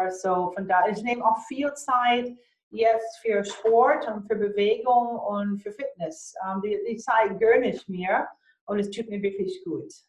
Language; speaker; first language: German; non-native, fluent; English